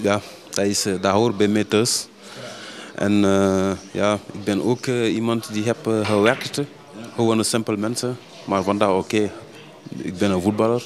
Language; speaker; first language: Dutch; early bilingual, other home language; Wolof